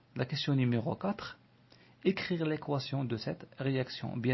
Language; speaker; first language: French; non-native, local second language; Arabic